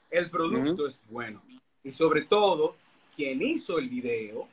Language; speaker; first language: Spanish; native; Spanish